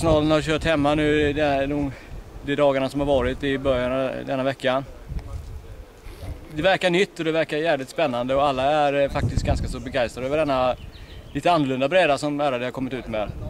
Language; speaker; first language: Swedish; native; Swedish